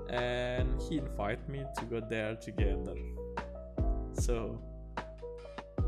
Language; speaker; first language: English; non-native, learner; Indonesian